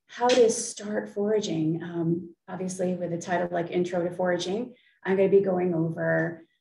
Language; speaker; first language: English; native; English